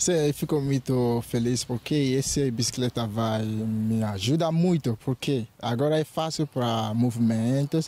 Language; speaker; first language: Portuguese; non-native, learner; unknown